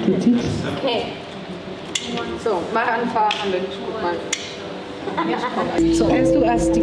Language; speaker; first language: German; non-native, learner; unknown